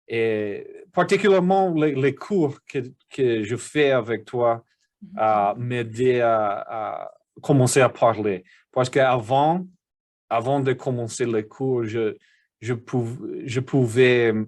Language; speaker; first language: French; non-native, learner; English